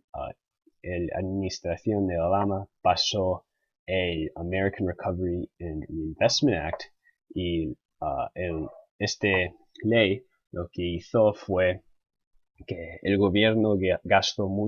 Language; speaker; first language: Spanish; non-native, fluent; English